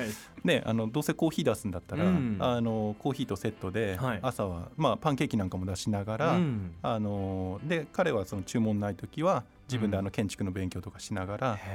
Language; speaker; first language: Japanese; native; Japanese